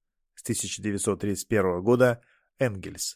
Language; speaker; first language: Russian; native; Russian